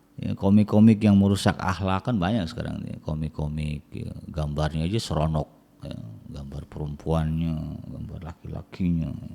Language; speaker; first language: Indonesian; native; Indonesian